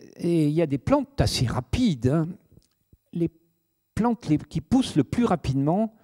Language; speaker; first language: French; native; French